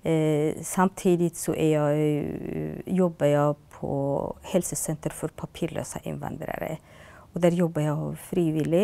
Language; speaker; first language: Norwegian; non-native, fluent; Tigrinya